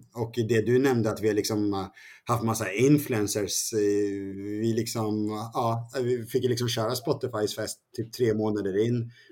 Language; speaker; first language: Swedish; early bilingual, other home language; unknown